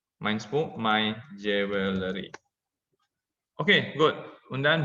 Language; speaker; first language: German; non-native, fluent; Indonesian